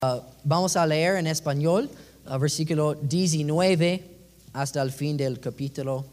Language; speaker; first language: Spanish; non-native, learner; English